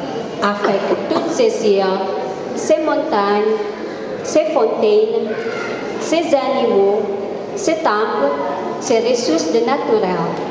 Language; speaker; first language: French; non-native, learner; Indonesian